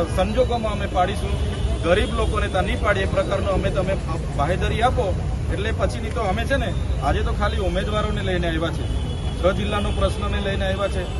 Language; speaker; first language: Gujarati; non-native, local second language; Vasavi